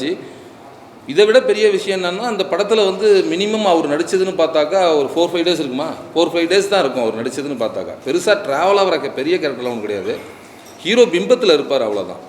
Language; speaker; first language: Tamil; native; Tamil